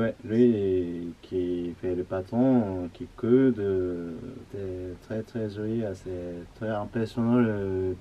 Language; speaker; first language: French; non-native, learner; Japanese